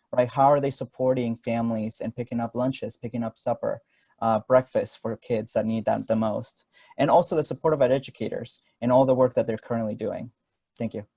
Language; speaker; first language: English; non-native, fluent; Spanish